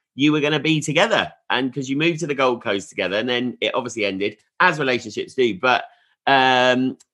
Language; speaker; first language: English; native; English